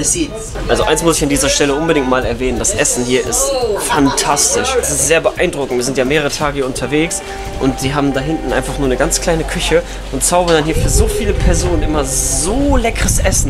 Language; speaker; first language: German; native; German